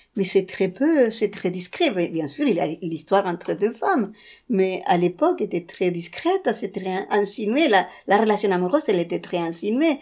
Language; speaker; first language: French; non-native, fluent; Spanish